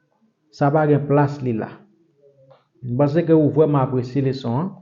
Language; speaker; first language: French; non-native, learner; Haitian Creole